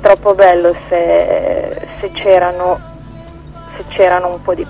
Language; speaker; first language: Italian; non-native, fluent; Croatian